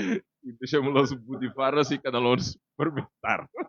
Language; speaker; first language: Catalan; non-native, fluent; Wolof